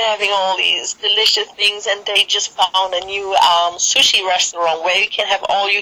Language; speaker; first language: English; non-native, fluent; German